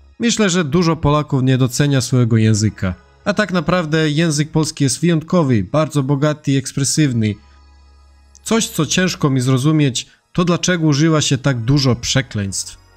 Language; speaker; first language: Polish; non-native, fluent; Serbian